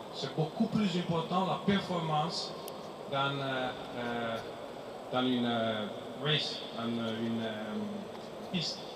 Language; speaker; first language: French; non-native, fluent; Italian